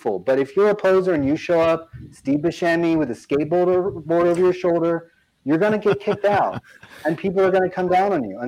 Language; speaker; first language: English; native; English